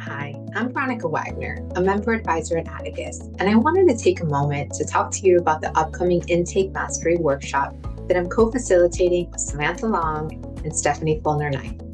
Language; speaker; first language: English; native; English